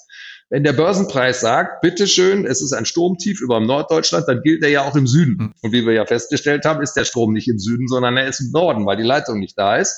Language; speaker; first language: German; native; German